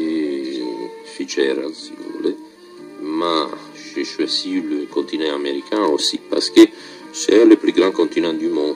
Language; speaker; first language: French; non-native, fluent; Italian